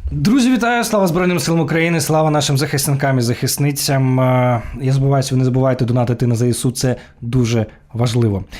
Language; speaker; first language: Ukrainian; non-native, local second language; Russian